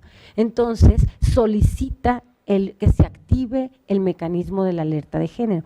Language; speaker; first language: Spanish; native; Spanish